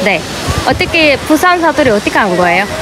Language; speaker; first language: Korean; non-native, learner; Arabic